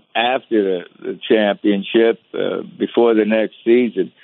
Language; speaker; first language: English; native; English